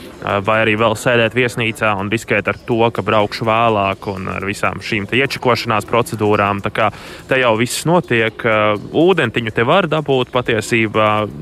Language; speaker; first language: Latvian; native; Latvian